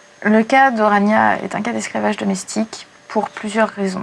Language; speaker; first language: French; native; French